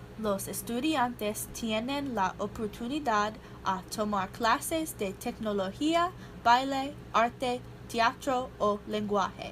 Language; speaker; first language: Spanish; non-native, learner; English